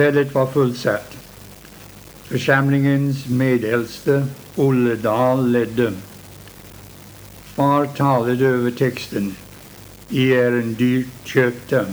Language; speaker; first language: Swedish; early bilingual, heritage; Swedish